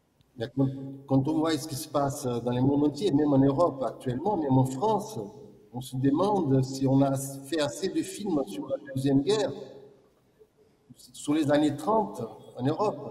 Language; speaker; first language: French; non-native, fluent; Portuguese